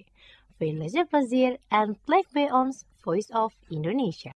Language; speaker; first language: Dutch; non-native, learner; Indonesian